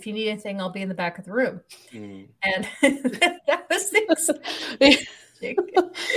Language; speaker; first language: English; native; English